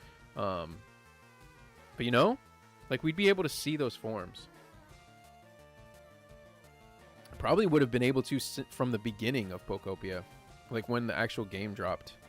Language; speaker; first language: English; native; English